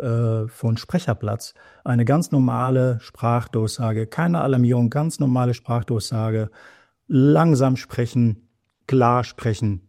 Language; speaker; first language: German; native; German